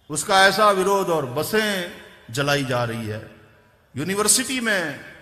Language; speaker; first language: Hindi; non-native, local second language; Gujarati